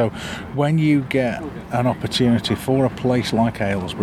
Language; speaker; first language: English; native; English